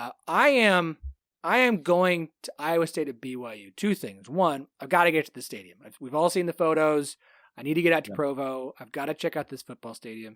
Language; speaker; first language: English; native; English